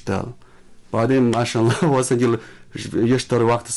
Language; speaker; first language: Arabic; non-native, learner; Chinese